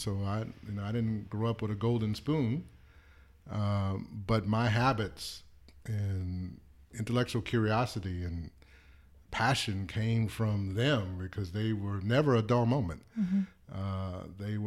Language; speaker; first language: English; native; English